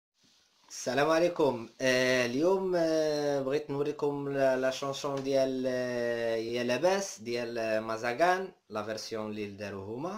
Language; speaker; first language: Arabic; native; Arabic